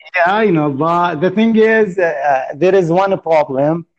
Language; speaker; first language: English; non-native, learner; Arabic